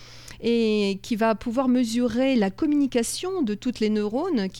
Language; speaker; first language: French; native; French